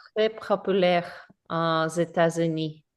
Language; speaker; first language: French; non-native, learner; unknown